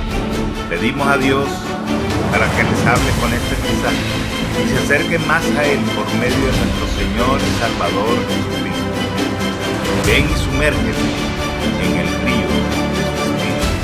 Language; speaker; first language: Spanish; native; Spanish